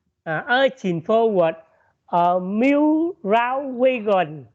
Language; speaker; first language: English; non-native, learner; Vietnamese